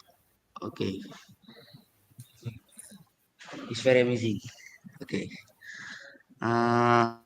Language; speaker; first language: English; non-native, learner; Indonesian